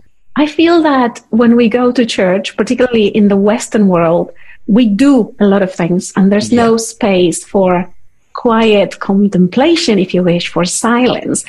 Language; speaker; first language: English; non-native, fluent; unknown